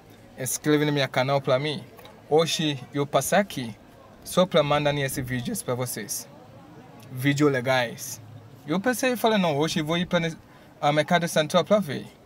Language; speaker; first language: Portuguese; non-native, fluent; English